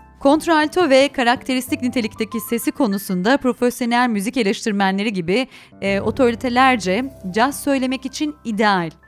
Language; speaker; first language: Turkish; native; Turkish